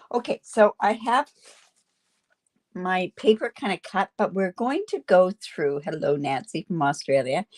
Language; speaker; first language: English; native; English